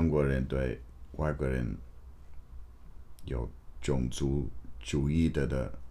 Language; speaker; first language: Chinese; non-native, learner; English